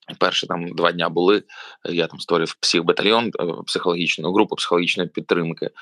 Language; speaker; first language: Ukrainian; non-native, local second language; Russian